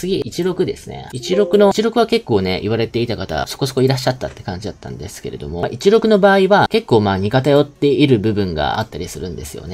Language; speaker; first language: Japanese; native; Japanese